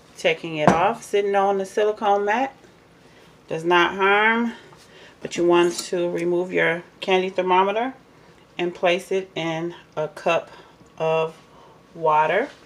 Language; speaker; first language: English; native; English